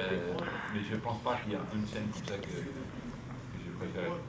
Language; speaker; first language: French; non-native, fluent; Danish